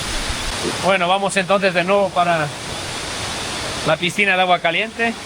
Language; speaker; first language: Spanish; native; Spanish